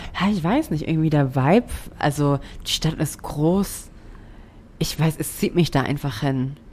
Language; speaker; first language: German; native; German